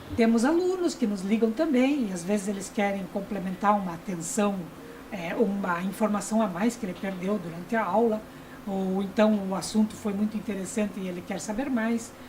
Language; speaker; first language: Portuguese; early bilingual, other home language; Ukrainian